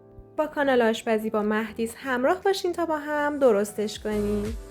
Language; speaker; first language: Persian; native; Persian